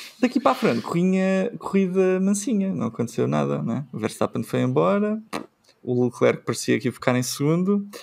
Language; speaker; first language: Portuguese; native; Portuguese